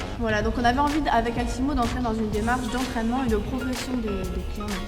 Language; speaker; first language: French; native; French